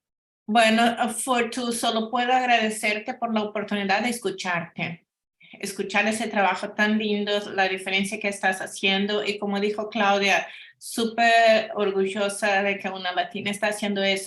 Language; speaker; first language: Spanish; non-native, fluent; Portuguese